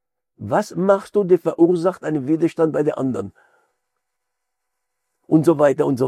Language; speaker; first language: German; non-native, fluent; Hebrew